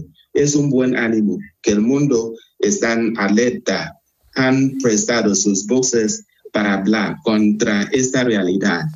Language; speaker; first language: Spanish; non-native, fluent; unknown